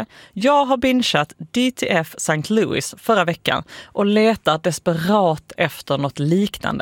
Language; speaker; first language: Swedish; native; Swedish